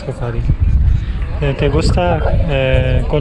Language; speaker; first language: Spanish; non-native, learner; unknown